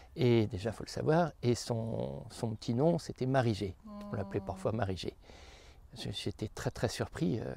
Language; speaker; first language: French; native; French